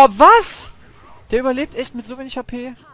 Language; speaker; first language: German; native; German